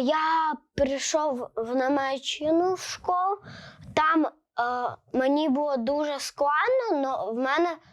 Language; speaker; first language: Ukrainian; non-native, local second language; Russian